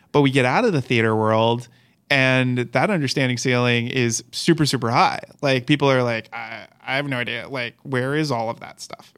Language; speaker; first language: English; native; English